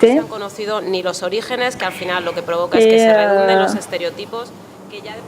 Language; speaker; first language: Spanish; native; Spanish